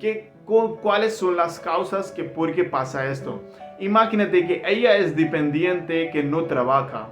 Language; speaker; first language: Spanish; non-native, learner; Hindi